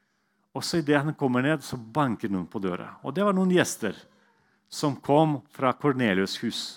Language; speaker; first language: Norwegian; non-native, fluent; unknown